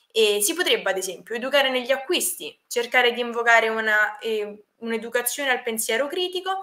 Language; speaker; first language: Italian; native; Italian